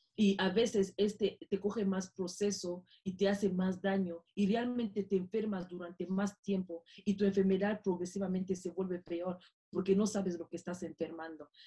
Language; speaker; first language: Spanish; non-native, local second language; Fang